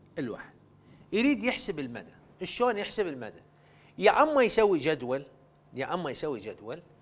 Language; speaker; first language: Arabic; non-native, local second language; Central Kurdish